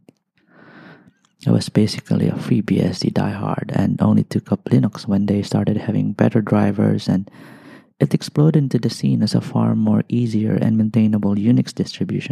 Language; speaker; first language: English; non-native, local second language; Bikol